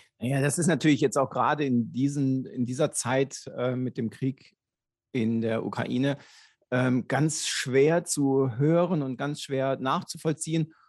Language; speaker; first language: German; native; German